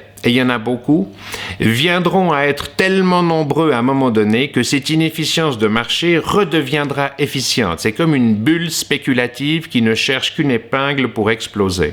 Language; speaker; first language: French; native; French